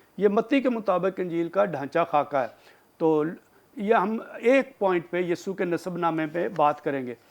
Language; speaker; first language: Urdu; non-native, local second language; Punjabi